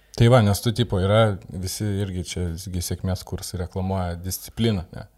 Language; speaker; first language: Lithuanian; native; Lithuanian